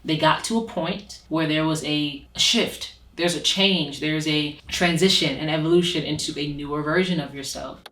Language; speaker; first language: English; native; English